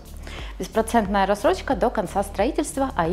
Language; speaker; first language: Russian; native; Russian